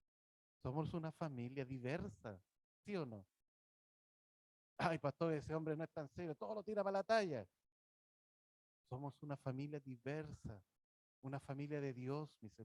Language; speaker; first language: Spanish; native; Spanish